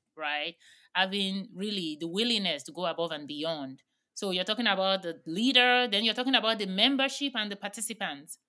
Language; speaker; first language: English; non-native, local second language; Yoruba